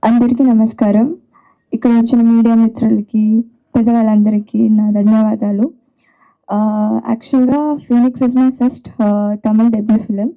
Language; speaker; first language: Telugu; non-native, learner; Tamil